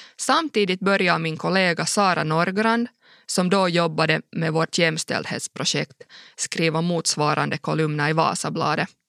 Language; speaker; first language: Swedish; native; Swedish